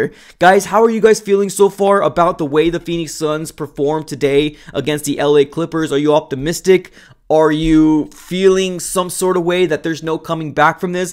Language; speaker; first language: English; native; English